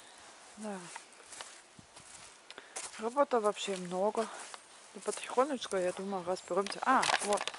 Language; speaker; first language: Russian; non-native, learner; German